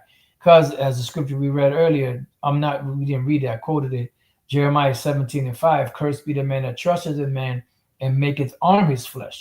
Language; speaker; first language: English; native; English